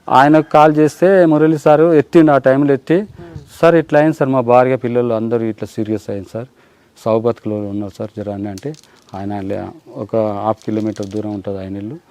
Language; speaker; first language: Telugu; native; Telugu